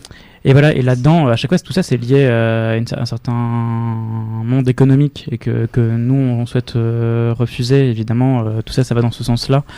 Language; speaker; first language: French; native; French